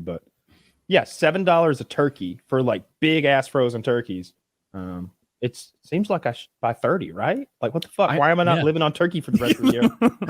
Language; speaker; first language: English; native; English